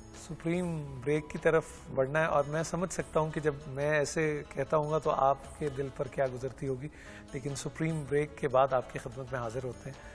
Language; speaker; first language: Urdu; native; Urdu